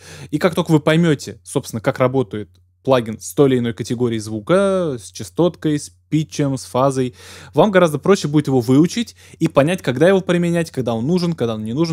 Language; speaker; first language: Russian; native; Russian